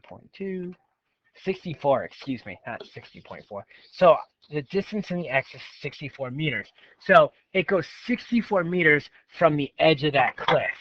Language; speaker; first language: English; native; English